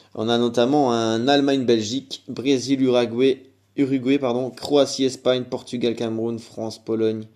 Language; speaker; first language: French; native; French